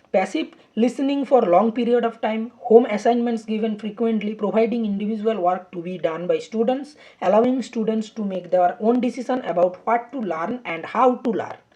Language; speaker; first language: English; non-native, local second language; Bangla